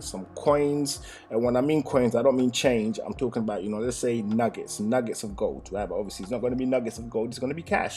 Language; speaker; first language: English; native; English